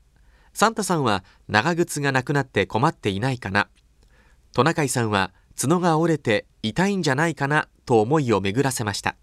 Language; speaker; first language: Japanese; native; Japanese